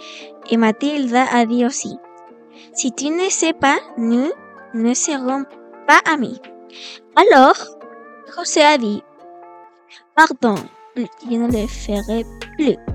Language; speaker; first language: French; non-native, fluent; Spanish